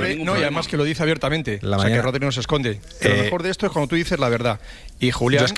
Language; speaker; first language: Spanish; native; Spanish